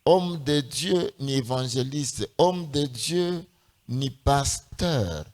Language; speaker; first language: French; non-native, local second language; Swahili